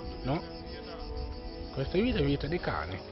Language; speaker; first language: Italian; non-native, learner; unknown